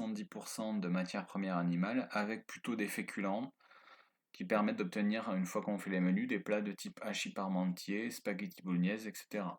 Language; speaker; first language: French; native; French